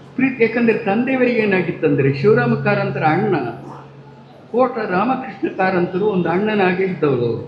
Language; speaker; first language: Kannada; non-native, local second language; Tulu